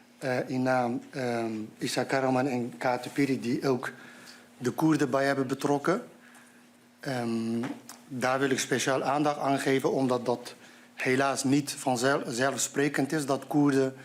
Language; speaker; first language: Dutch; non-native, fluent; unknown